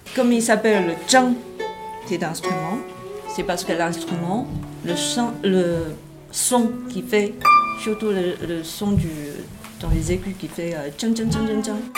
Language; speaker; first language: French; non-native, fluent; Chinese